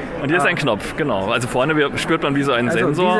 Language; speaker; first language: German; native; German